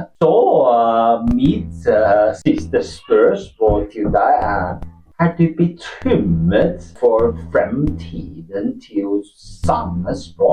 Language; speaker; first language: Norwegian; non-native, learner; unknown